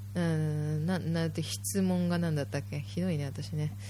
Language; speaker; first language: Japanese; native; Japanese